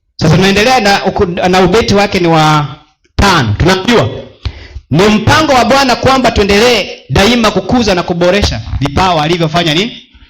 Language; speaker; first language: Swahili; non-native, local second language; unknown